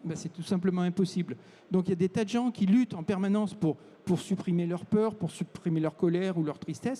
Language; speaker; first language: French; native; French